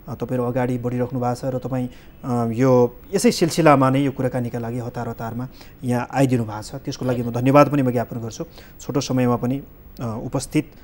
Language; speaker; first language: Nepali; native; Nepali